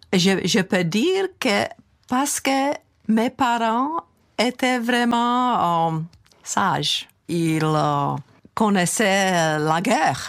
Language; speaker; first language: French; non-native, fluent; Czech